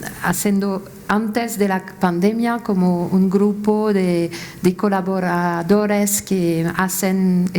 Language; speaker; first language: Spanish; non-native, fluent; French